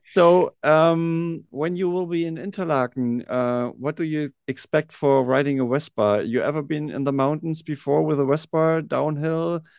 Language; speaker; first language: English; non-native, learner; German